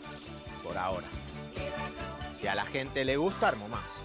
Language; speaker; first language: Spanish; native; Spanish